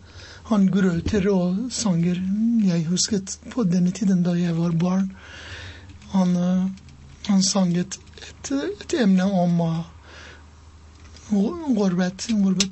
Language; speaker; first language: Norwegian; non-native, learner; Persian